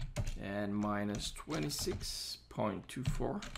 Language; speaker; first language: English; non-native, fluent; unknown